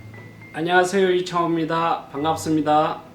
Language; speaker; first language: Korean; native; Korean